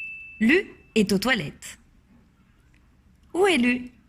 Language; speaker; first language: French; native; French